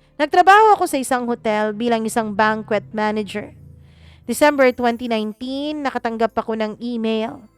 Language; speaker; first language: Filipino; non-native, local second language; Cebuano